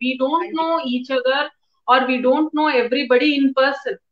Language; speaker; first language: English; non-native, local second language; Tamil